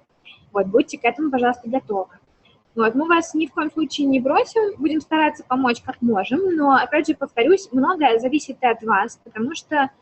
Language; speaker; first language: Russian; native; Russian